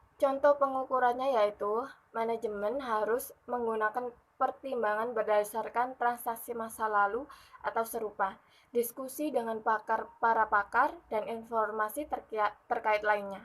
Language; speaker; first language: Indonesian; native; Indonesian